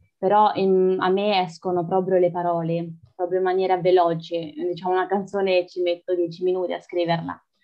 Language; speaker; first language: Italian; early bilingual, other home language; Lithuanian